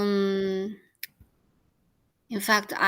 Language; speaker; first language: English; non-native, learner; Chinese